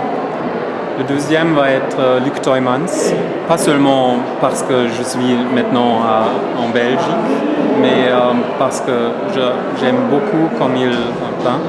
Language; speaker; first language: French; non-native, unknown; German